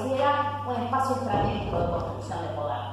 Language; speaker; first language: Spanish; native; Spanish